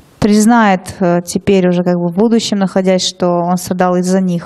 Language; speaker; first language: Russian; native; Russian